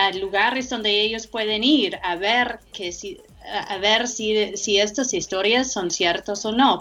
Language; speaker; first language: Spanish; non-native, fluent; English